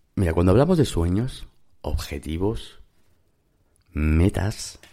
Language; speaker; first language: Spanish; native; Spanish